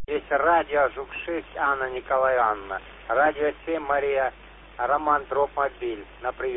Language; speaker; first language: Russian; native; Russian